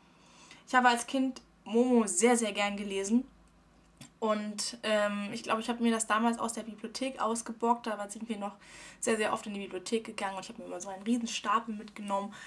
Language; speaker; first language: German; native; German